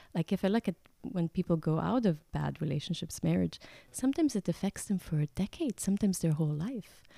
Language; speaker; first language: English; non-native, fluent; Croatian